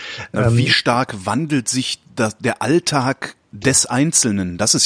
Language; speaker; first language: German; native; German